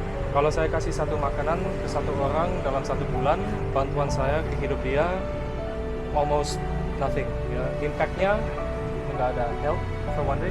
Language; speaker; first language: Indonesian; early bilingual, other home language; Dutch